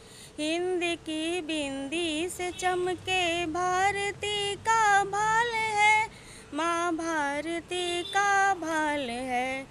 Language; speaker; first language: Hindi; native; Hindi